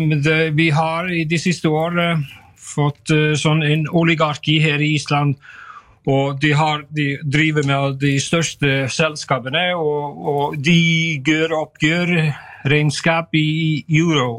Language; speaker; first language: Norwegian; non-native, fluent; Icelandic